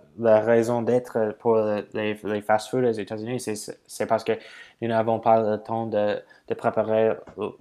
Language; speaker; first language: French; non-native, learner; English